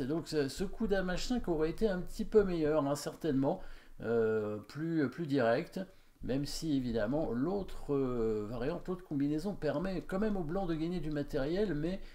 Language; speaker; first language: French; native; French